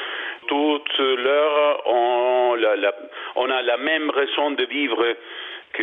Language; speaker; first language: French; non-native, learner; Spanish